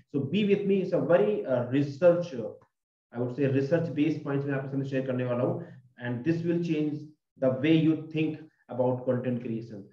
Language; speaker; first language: Hindi; native; Hindi